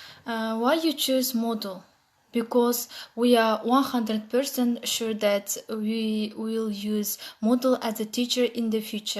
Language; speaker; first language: English; non-native, learner; Kazakh